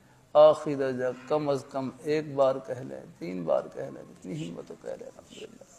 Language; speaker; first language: Urdu; native; Urdu